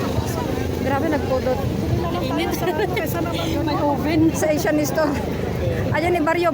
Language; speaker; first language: Filipino; non-native, local second language; Cebuano